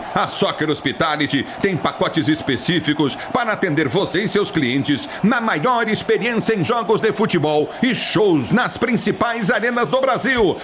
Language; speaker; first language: Portuguese; native; Portuguese